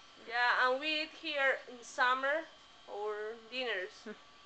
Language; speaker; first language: English; non-native, learner; Spanish